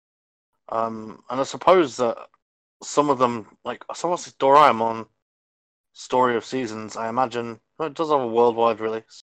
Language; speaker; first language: English; native; English